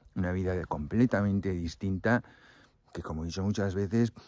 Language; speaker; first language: Spanish; native; Spanish